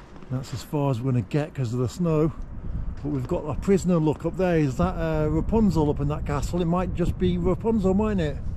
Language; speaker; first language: English; native; English